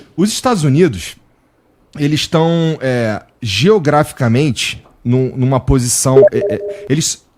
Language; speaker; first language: Portuguese; native; Portuguese